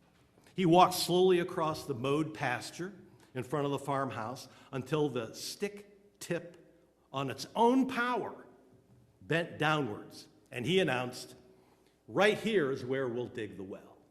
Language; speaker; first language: English; native; English